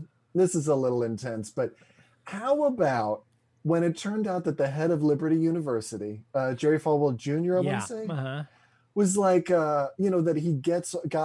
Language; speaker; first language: English; native; English